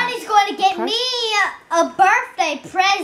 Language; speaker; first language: English; native; English